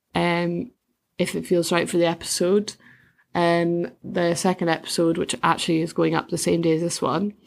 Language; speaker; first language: English; native; English